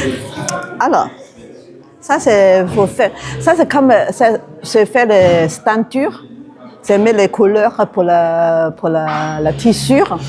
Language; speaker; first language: French; non-native, learner; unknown